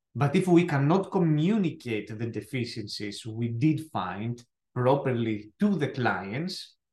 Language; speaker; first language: English; non-native, fluent; Greek